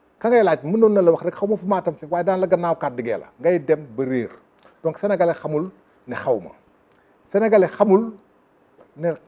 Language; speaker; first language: Wolof; non-native, local second language; Fula